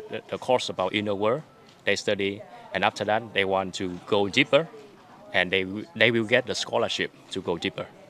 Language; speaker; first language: English; non-native, fluent; Vietnamese